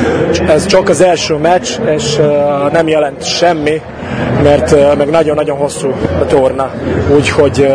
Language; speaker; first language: Hungarian; non-native, fluent; Serbian